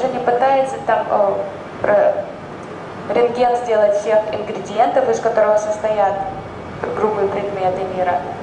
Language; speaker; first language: Russian; native; Russian